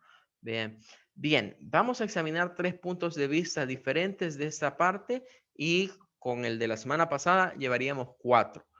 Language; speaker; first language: Spanish; native; Spanish